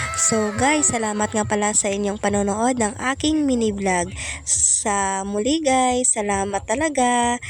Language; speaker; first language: Filipino; non-native, local second language; Hiligaynon